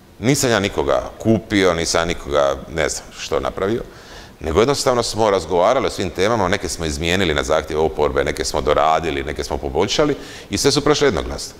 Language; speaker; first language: Croatian; native; Croatian